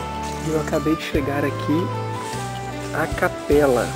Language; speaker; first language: Portuguese; native; Portuguese